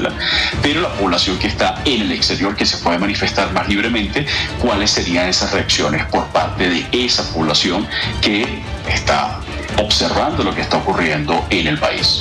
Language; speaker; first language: Spanish; native; Spanish